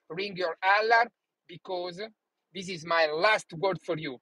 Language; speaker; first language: English; non-native, learner; Italian